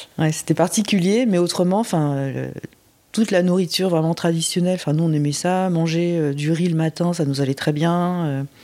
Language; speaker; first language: French; native; French